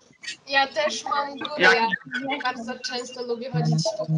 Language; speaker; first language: Polish; early bilingual, other home language; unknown